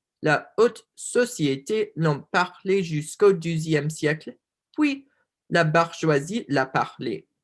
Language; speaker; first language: French; non-native, learner; English